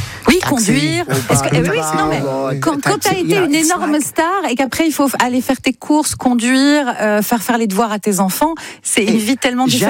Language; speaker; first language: French; native; French